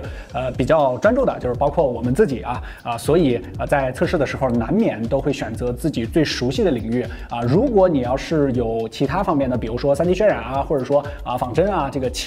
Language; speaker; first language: Chinese; native; Chinese